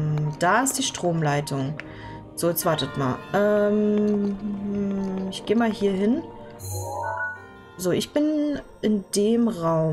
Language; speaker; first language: German; native; German